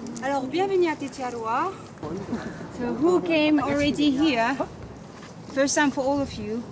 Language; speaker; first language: English; non-native, learner; French